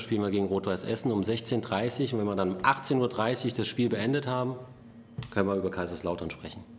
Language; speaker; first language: German; native; German